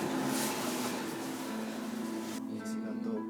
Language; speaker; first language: Korean; non-native, learner; Vietnamese